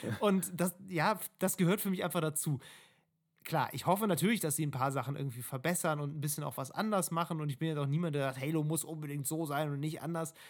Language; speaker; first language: German; native; German